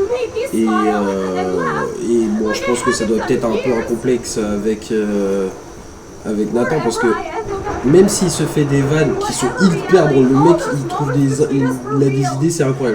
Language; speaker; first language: French; native; French